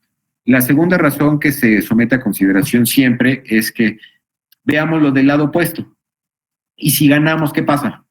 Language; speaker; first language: Spanish; native; Spanish